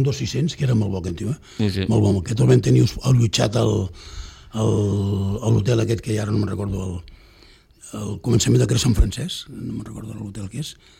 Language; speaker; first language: Catalan; native; Catalan